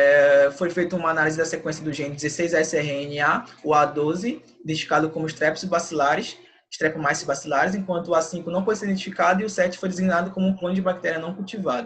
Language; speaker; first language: Portuguese; native; Portuguese